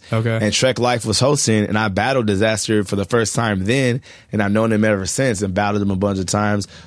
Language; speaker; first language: English; native; English